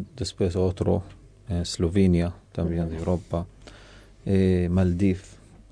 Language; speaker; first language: Spanish; non-native, learner; Arabic